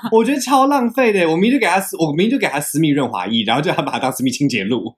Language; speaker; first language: Chinese; native; Chinese